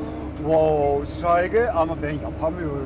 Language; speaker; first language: Turkish; non-native, fluent; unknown